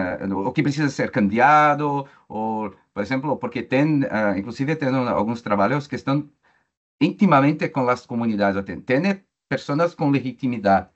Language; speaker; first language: Spanish; non-native, learner; Portuguese